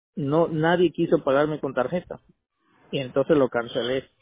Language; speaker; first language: Spanish; native; Spanish